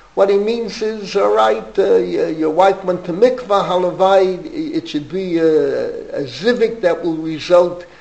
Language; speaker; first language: English; native; English